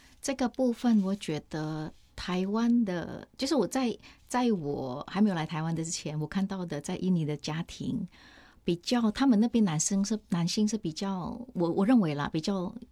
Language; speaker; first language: Chinese; non-native, fluent; Indonesian